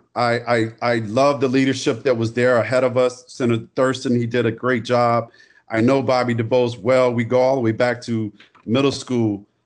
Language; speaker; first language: English; native; English